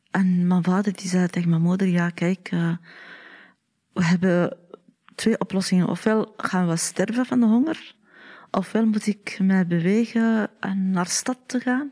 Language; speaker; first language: Dutch; non-native, learner; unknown